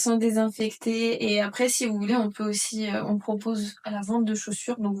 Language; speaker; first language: French; native; French